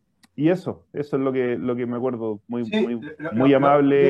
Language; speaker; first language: Spanish; native; Spanish